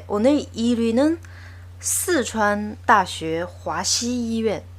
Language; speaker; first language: Korean; non-native, learner; Chinese